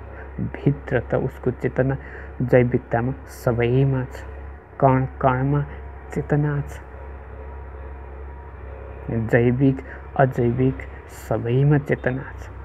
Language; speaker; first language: Nepali; native; Nepali